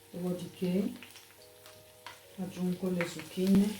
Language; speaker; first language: Italian; non-native, learner; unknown